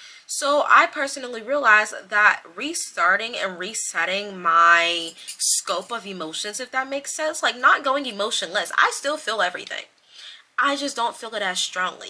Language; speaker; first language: English; native; English